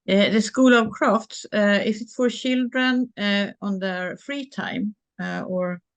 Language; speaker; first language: English; non-native, fluent; Swedish